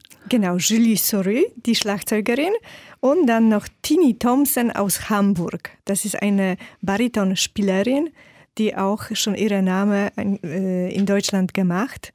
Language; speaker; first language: German; non-native, fluent; Polish